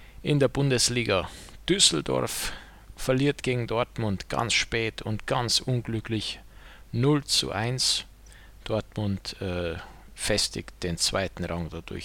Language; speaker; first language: German; native; German